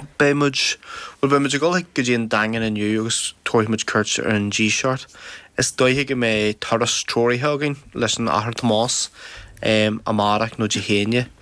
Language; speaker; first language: Irish; non-native, local second language; English